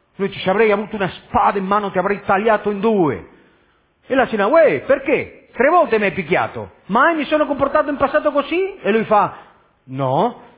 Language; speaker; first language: Italian; non-native, fluent; Spanish